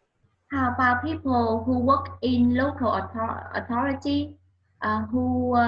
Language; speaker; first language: English; non-native, learner; Vietnamese